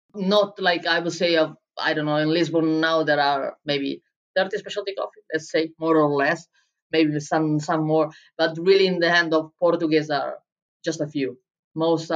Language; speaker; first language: English; non-native, fluent; Italian